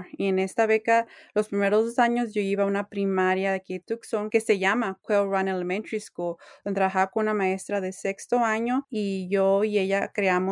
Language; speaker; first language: Spanish; early bilingual, heritage; English